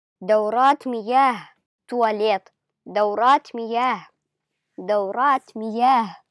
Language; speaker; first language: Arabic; non-native, fluent; Russian